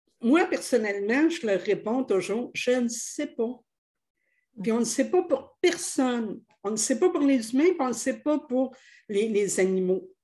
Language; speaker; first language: French; native; French